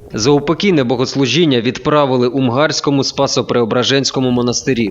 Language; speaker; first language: Ukrainian; native; Ukrainian